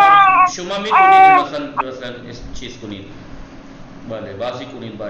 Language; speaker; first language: Persian; non-native, fluent; Urdu